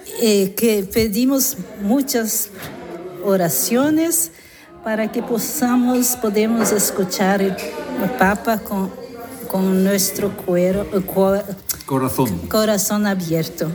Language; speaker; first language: Spanish; non-native, learner; Portuguese